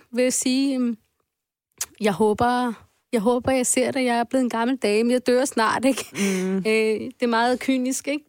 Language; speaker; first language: Danish; early bilingual, other home language; Arabic